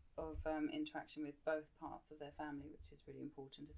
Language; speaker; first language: English; native; English